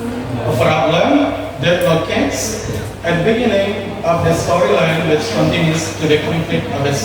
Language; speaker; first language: English; non-native, fluent; Indonesian